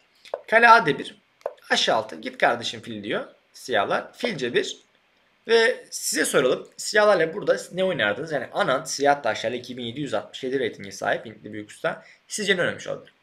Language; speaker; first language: Turkish; native; Turkish